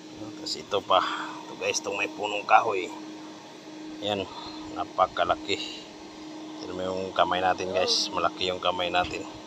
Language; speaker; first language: Filipino; non-native, local second language; Cebuano